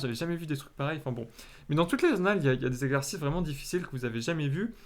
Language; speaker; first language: French; native; French